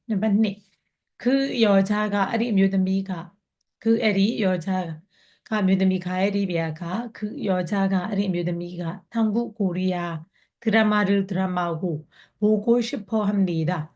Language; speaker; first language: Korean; non-native, fluent; Burmese